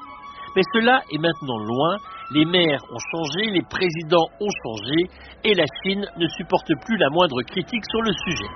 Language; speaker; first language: French; native; French